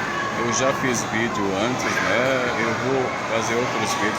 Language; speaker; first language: Portuguese; non-native, fluent; Arabic